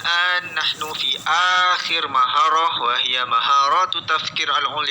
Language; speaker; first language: Arabic; non-native, fluent; Malay